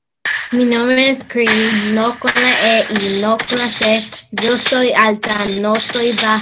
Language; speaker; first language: Spanish; non-native, learner; English